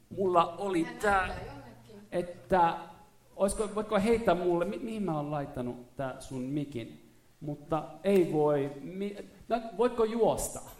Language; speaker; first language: Finnish; non-native, fluent; French